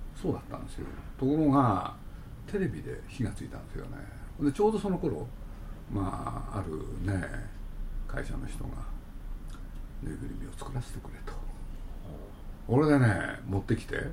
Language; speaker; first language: Japanese; native; Japanese